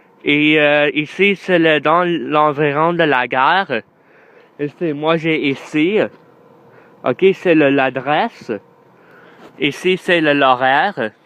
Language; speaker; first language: French; non-native, learner; English